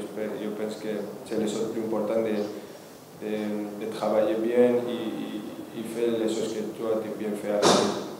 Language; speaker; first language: French; non-native, fluent; Spanish